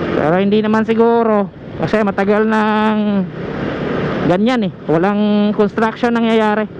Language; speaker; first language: Filipino; non-native, local second language; Cebuano